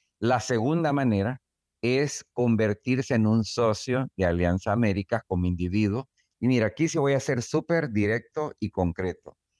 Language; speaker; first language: Spanish; native; Spanish